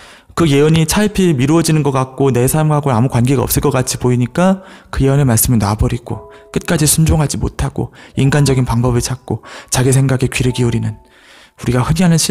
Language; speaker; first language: Korean; native; Korean